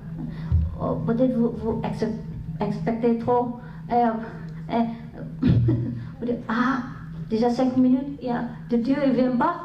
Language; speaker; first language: French; non-native, learner; Vietnamese